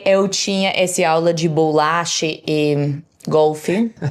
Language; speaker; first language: Portuguese; non-native, learner; English